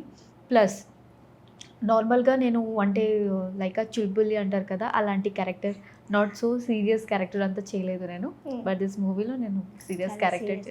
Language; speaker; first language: Telugu; non-native, fluent; Odia